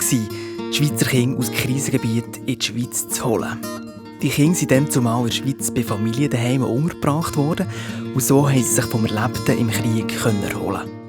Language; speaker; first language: German; native; German